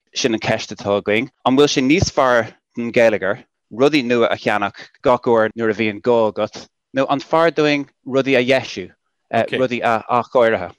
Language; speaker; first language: Irish; non-native, local second language; English